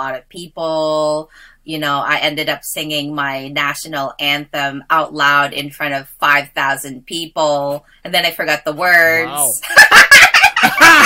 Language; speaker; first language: English; early bilingual, other home language; Filipino